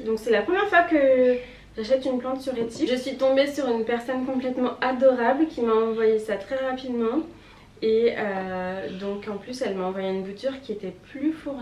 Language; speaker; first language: French; native; French